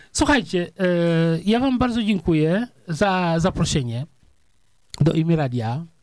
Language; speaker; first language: Polish; non-native, fluent; Serer